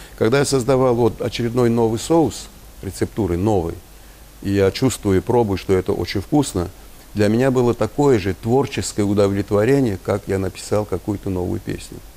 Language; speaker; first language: Russian; non-native, local second language; Armenian